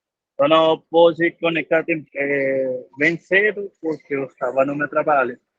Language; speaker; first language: Portuguese; non-native, learner; Spanish